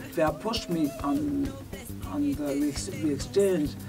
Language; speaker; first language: English; non-native, local second language; Duala